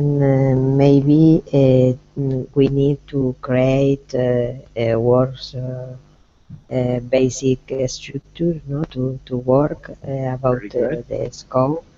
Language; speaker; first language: English; non-native, learner; Spanish